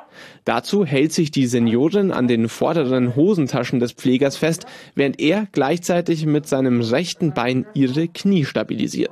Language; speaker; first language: German; native; German